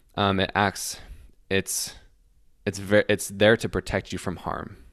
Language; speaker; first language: English; native; English